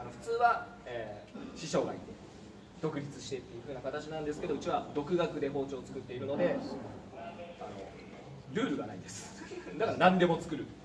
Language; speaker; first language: Japanese; native; Japanese